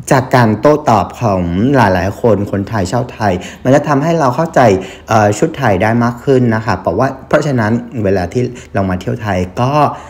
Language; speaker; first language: Thai; non-native, fluent; Vietnamese